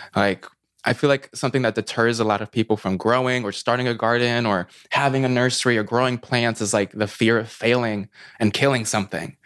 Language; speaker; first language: English; native; English